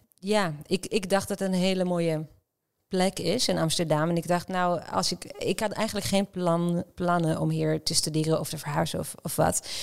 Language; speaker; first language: Dutch; non-native, fluent; Hebrew